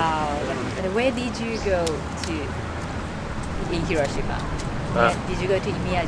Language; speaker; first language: English; non-native, learner; Japanese